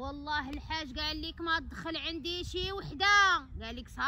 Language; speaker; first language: Arabic; native; Arabic